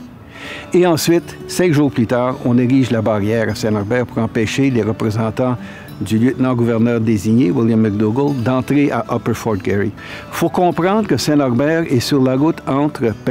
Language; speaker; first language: French; native; French